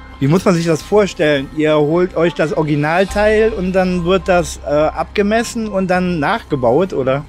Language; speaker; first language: German; native; German